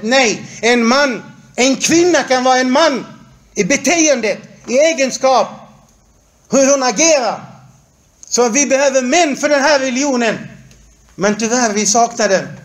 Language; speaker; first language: Swedish; non-native, fluent; Arabic